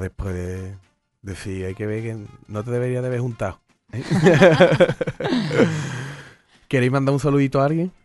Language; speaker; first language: Spanish; native; Spanish